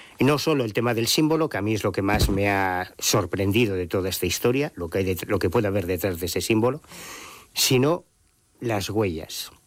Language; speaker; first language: Spanish; native; Spanish